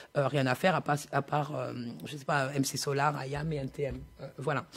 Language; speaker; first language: French; native; French